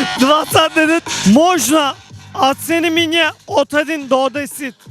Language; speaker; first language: Russian; non-native, learner; Turkish